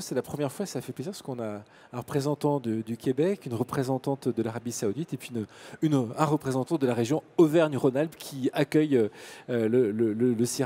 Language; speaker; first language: French; native; French